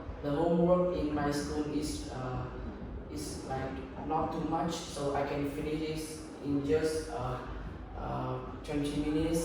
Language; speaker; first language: English; non-native, learner; Vietnamese